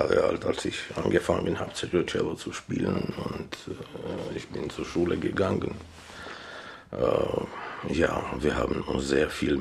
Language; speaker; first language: German; non-native, fluent; Armenian